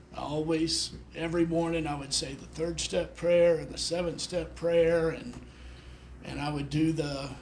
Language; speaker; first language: English; native; English